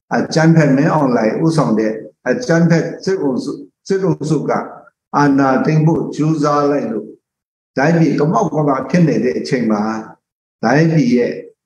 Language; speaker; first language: Burmese; non-native, local second language; Kachin